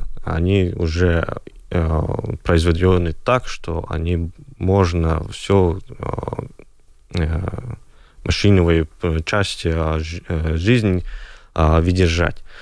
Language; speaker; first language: Russian; non-native, local second language; Latvian